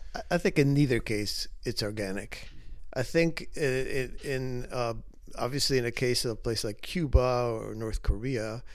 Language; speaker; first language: English; early bilingual, other home language; Spanish